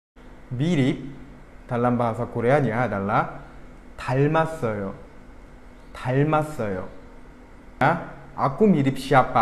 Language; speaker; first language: Indonesian; non-native, fluent; Korean